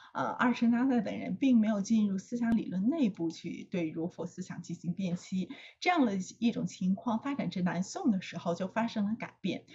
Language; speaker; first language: Chinese; native; Chinese